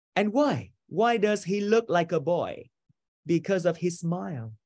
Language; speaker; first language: English; non-native, fluent; Vietnamese